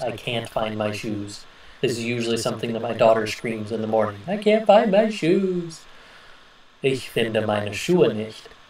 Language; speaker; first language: English; native; English